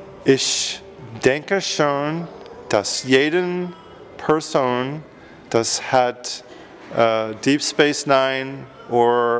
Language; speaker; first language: German; non-native, learner; English